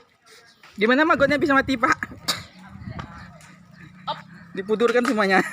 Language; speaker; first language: Indonesian; non-native, local second language; Minangkabau